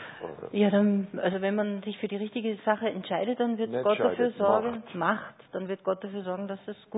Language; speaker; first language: German; native; German